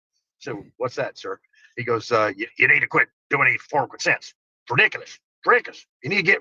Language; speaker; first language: English; native; English